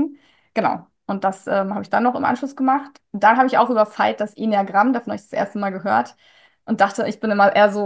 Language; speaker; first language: German; native; German